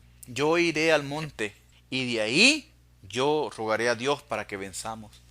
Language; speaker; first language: Spanish; native; Spanish